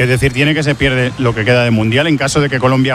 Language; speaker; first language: Spanish; native; Spanish